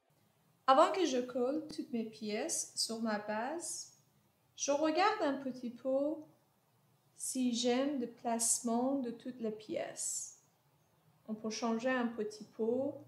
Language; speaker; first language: French; non-native, fluent; Persian